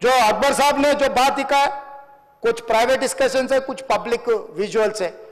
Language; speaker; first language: Hindi; non-native, local second language; Telugu